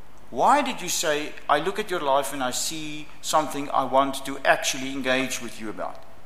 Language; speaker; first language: English; non-native, local second language; Afrikaans